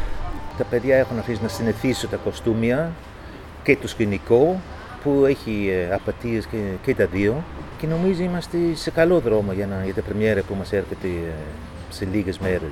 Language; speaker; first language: Greek; non-native, fluent; English